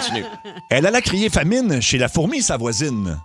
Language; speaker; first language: French; native; French